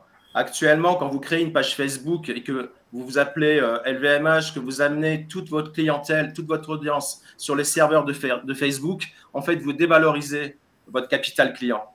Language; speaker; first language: French; native; French